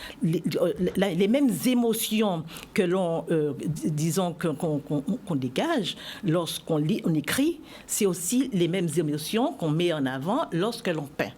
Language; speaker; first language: French; native; French